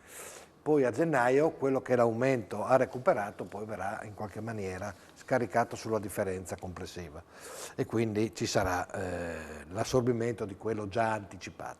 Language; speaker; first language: Italian; native; Italian